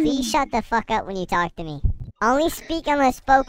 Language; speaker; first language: English; native; English